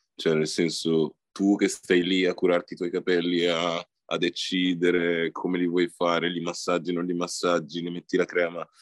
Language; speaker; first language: Italian; early bilingual, other home language; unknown